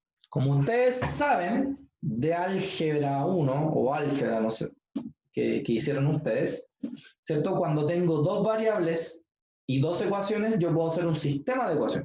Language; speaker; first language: Spanish; native; Spanish